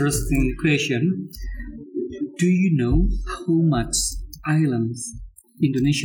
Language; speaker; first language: English; non-native, learner; Indonesian